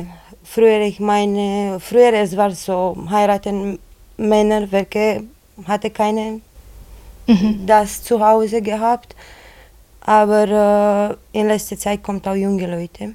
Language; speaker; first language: German; non-native, learner; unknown